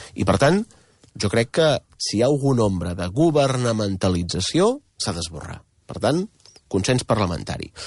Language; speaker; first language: Catalan; native; Catalan